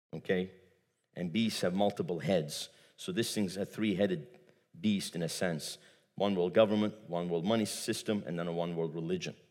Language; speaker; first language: English; non-native, fluent; Turkish